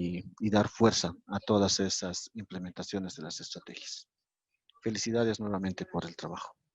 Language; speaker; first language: Spanish; native; Spanish